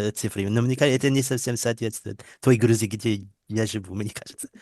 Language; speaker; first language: Russian; non-native, fluent; English